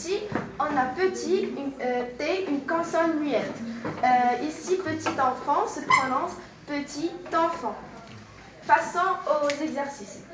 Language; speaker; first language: French; non-native, learner; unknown